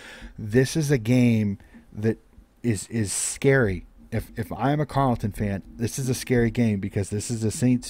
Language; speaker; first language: English; native; English